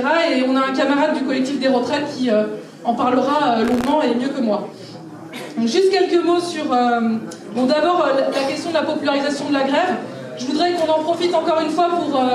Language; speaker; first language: French; native; French